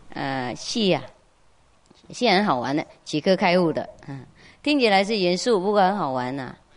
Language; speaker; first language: Chinese; non-native, fluent; Vietnamese